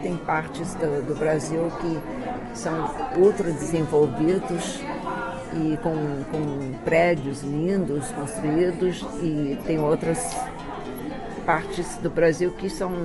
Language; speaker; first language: Portuguese; early bilingual, other home language; Chinese